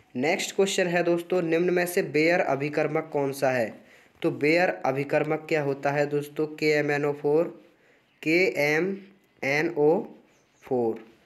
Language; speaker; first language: Hindi; native; Hindi